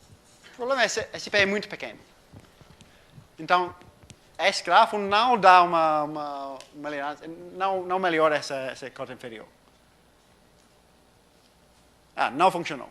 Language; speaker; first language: Portuguese; non-native, fluent; English